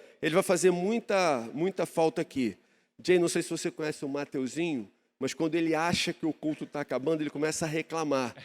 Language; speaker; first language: Portuguese; native; Portuguese